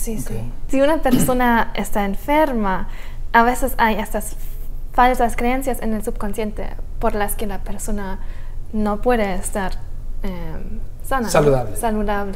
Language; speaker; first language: Spanish; non-native, fluent; German